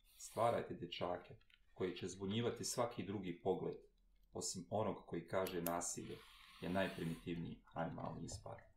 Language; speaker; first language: Bosnian; native; Bosnian